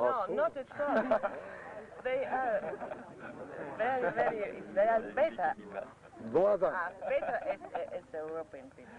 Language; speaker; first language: English; non-native, learner; French